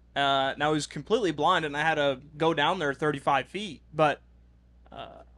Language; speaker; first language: English; non-native, fluent; Norwegian